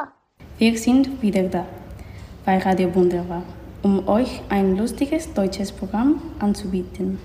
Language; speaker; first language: German; non-native, fluent; Spanish